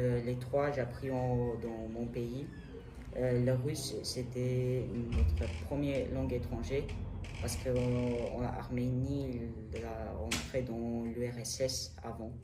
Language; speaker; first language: French; non-native, learner; Armenian